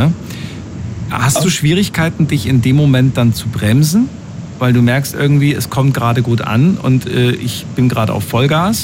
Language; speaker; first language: German; native; German